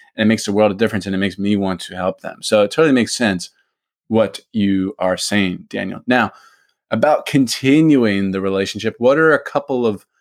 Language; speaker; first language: English; native; English